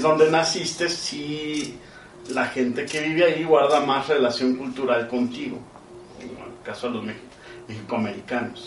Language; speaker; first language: Spanish; native; Spanish